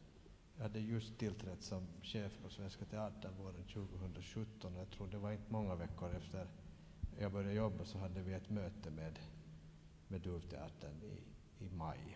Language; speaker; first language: Swedish; native; Swedish